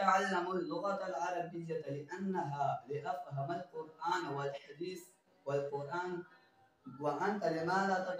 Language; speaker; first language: Arabic; non-native, learner; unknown